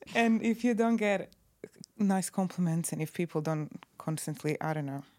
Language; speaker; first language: English; non-native, fluent; Croatian